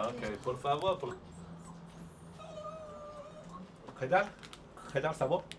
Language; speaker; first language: Spanish; non-native, learner; Chinese